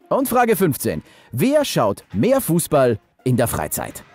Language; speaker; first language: German; native; German